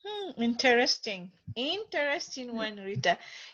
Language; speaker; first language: English; non-native, fluent; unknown